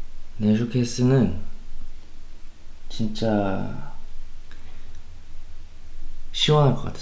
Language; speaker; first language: Korean; early bilingual, heritage; Korean